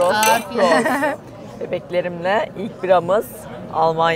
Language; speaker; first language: Turkish; native; Turkish